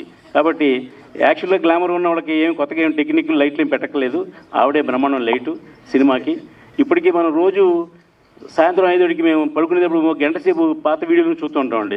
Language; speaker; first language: Telugu; native; Telugu